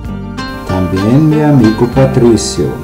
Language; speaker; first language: Spanish; non-native, learner; German